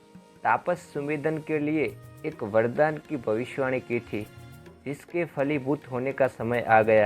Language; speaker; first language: Hindi; native; Hindi